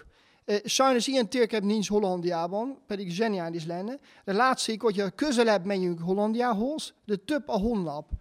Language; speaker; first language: Hungarian; non-native, fluent; Dutch